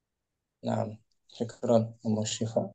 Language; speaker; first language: Indonesian; native; Indonesian